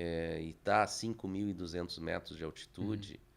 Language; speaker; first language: Portuguese; native; Portuguese